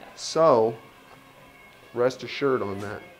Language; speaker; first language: English; native; English